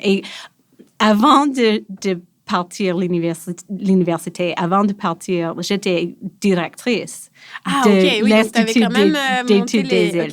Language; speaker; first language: French; non-native, local second language; English